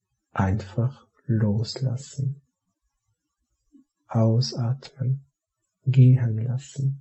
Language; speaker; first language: German; native; German